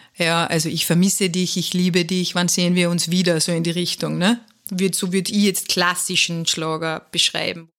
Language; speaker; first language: German; native; German